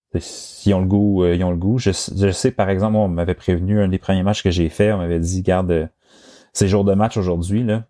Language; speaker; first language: French; native; French